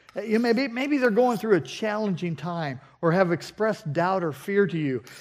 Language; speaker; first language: English; native; English